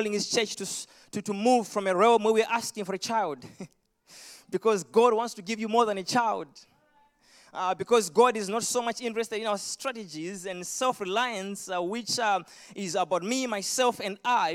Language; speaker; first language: English; non-native, local second language; Shona